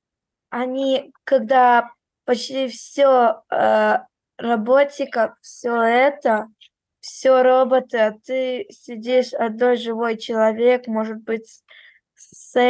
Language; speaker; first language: Russian; early bilingual, heritage; Russian